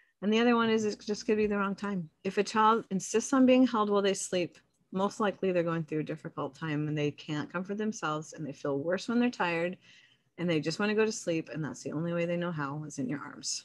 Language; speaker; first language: English; native; English